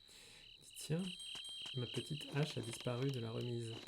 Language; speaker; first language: French; native; French